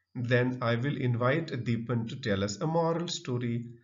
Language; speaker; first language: English; non-native, local second language; Marathi